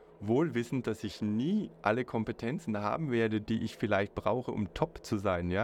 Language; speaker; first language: German; native; German